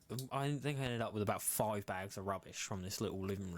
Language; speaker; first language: English; native; English